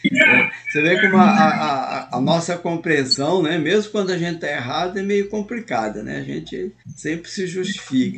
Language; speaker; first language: Portuguese; native; Portuguese